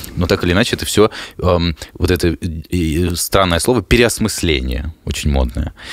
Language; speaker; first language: Russian; native; Russian